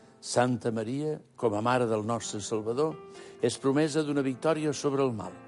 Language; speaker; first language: Catalan; native; Catalan